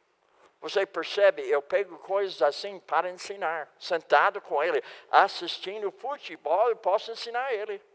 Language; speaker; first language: Portuguese; non-native, fluent; English